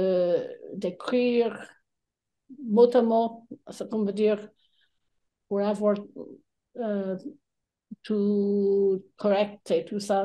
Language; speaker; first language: French; non-native, fluent; English